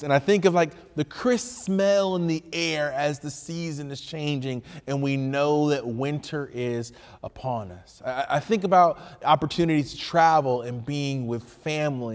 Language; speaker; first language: English; native; English